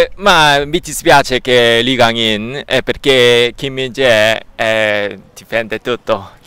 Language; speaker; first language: Italian; non-native, learner; Korean